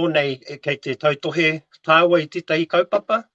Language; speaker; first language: Māori; non-native, local second language; English